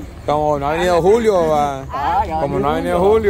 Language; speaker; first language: Spanish; native; Spanish